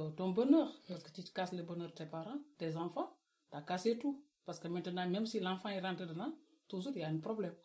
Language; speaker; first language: French; non-native, local second language; Wolof